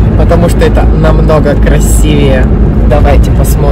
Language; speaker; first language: Russian; native; Russian